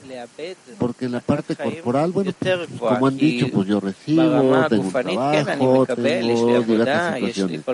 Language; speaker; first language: Spanish; native; Spanish